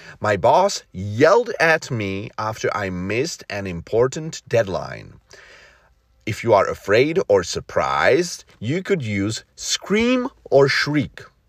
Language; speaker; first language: English; non-native, fluent; Czech